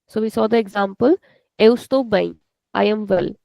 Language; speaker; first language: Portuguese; non-native, fluent; Hindi